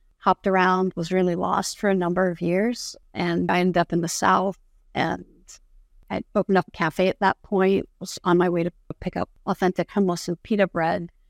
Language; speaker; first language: English; non-native, fluent; Arabic